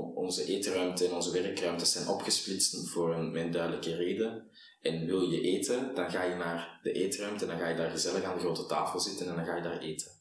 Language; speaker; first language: Dutch; native; Dutch